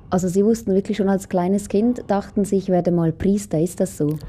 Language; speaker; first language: German; native; German